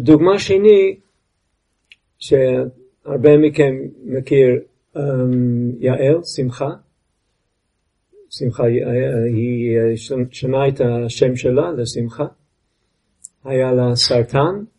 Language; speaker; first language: Hebrew; non-native, fluent; English